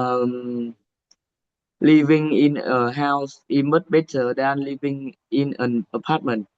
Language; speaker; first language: English; non-native, learner; Vietnamese